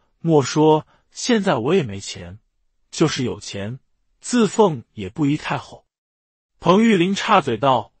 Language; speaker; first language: Chinese; native; Chinese